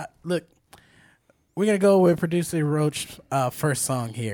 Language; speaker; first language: English; native; English